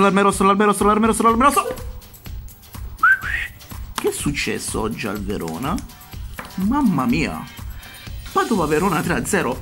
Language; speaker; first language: Italian; native; Italian